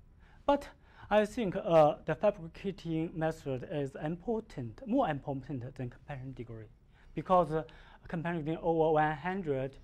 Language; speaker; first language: English; non-native, learner; Chinese